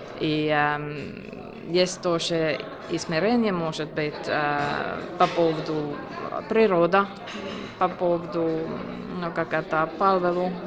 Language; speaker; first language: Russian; non-native, learner; Finnish